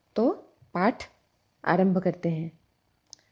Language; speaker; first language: Hindi; non-native, local second language; Assamese